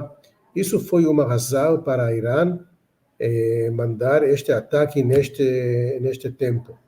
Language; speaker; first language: Portuguese; non-native, fluent; Hebrew